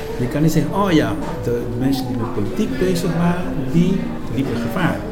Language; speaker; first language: Dutch; non-native, fluent; Spanish